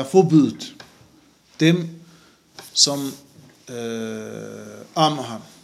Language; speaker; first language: Danish; non-native, fluent; Arabic